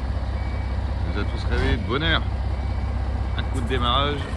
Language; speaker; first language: French; native; French